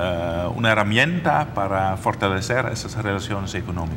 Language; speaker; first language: Spanish; non-native, fluent; Dutch